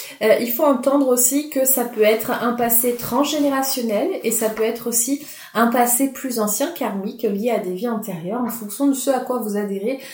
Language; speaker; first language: French; native; French